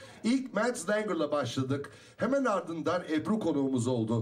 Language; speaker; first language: Turkish; native; Turkish